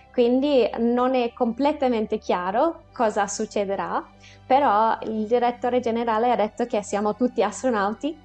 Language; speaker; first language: Italian; non-native, fluent; English